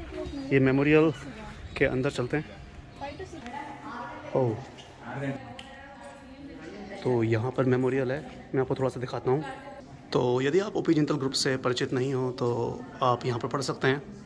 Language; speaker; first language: Hindi; native; Hindi